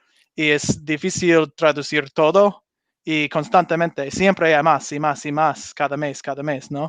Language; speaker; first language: Spanish; non-native, learner; English